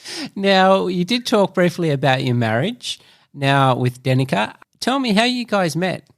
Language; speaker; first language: English; native; English